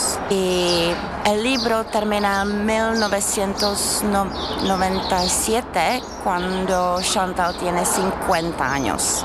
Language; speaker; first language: Spanish; non-native, fluent; Czech